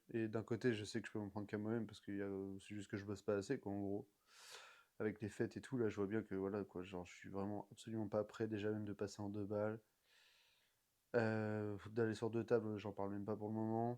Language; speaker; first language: French; native; French